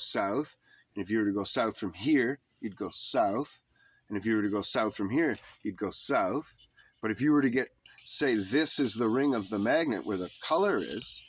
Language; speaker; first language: English; native; English